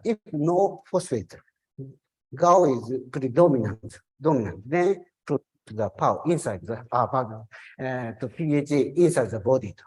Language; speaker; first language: English; non-native, learner; Japanese